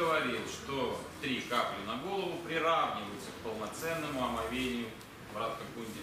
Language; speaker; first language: Russian; native; Russian